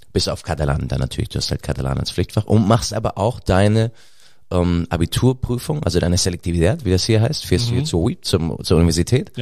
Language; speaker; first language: German; native; German